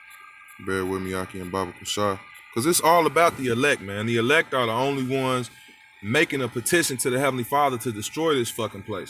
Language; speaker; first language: English; native; English